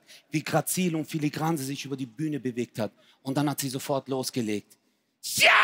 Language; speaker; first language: German; early bilingual, other home language; Turkish